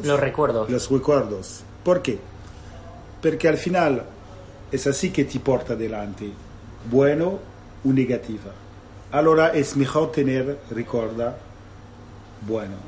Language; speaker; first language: Spanish; non-native, learner; Italian